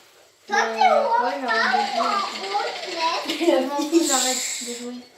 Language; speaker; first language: French; native; French